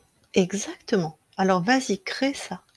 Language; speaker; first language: French; native; French